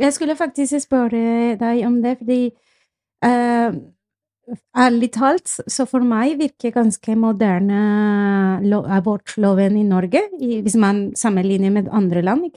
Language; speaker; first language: Norwegian; non-native, fluent; Spanish